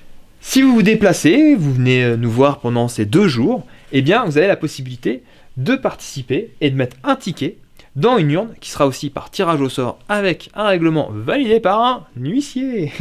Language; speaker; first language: French; native; French